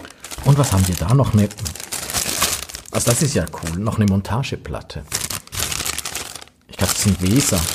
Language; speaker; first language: German; native; German